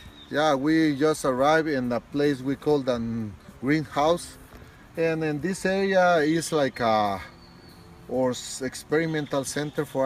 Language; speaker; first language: English; non-native, learner; Spanish